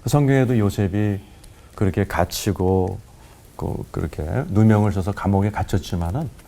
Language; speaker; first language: Korean; native; Korean